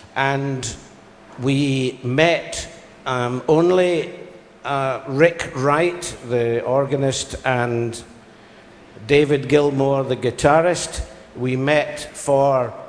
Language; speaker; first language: English; native; English